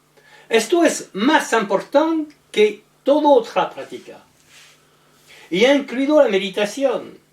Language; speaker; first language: Spanish; non-native, learner; French